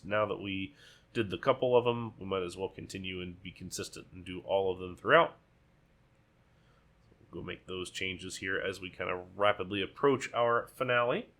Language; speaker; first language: English; native; English